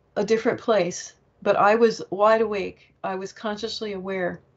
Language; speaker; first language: English; native; English